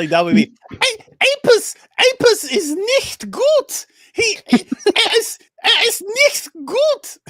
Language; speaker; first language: German; non-native, learner; English